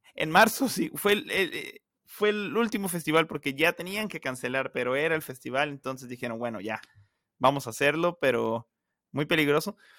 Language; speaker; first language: Spanish; native; Spanish